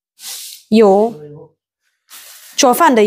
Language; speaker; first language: Chinese; non-native, fluent; Indonesian